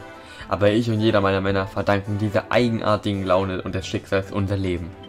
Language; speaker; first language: German; native; German